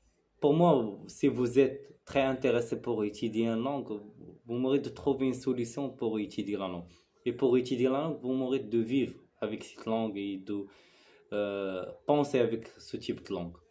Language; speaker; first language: French; non-native, learner; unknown